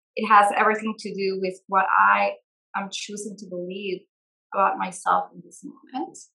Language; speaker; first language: English; non-native, fluent; Spanish